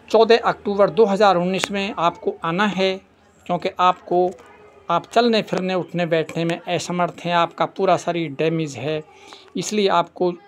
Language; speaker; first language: Hindi; native; Hindi